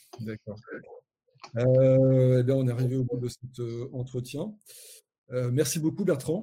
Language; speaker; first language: French; native; French